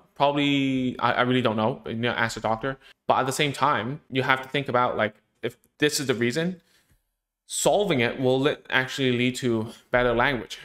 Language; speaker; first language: English; non-native, local second language; Cantonese